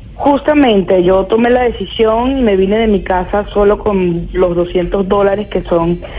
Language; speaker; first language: Spanish; native; Spanish